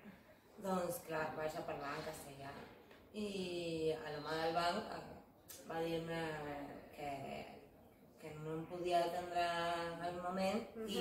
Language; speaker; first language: Catalan; non-native, learner; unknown